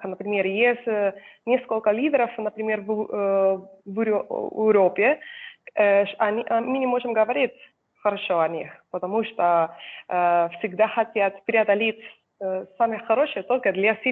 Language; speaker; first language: Russian; non-native, fluent; Spanish